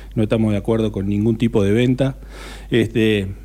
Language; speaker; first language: Spanish; native; Spanish